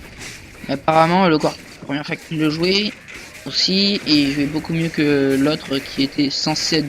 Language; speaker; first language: French; native; French